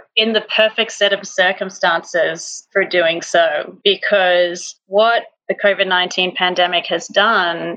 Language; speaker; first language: English; native; English